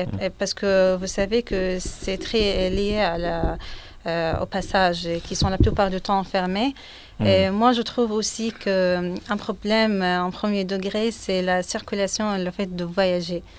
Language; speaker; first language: French; non-native, fluent; Arabic